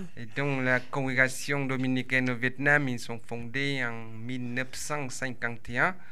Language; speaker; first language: French; non-native, fluent; Vietnamese